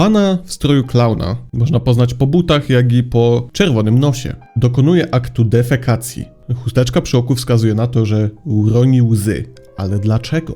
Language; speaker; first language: Polish; native; Polish